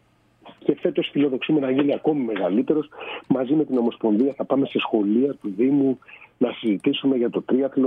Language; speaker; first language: Greek; native; Greek